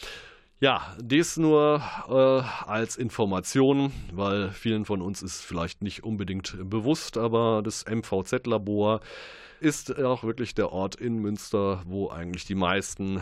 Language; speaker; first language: German; native; German